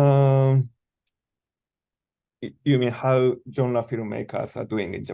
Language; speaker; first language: English; non-native, learner; Japanese